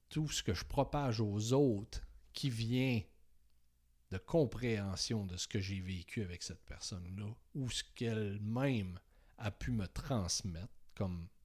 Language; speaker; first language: French; native; French